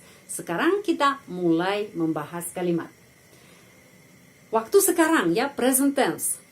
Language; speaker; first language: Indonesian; non-native, fluent; Russian